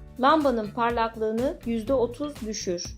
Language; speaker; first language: Turkish; native; Turkish